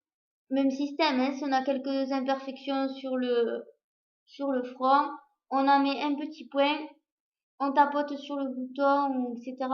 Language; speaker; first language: French; native; French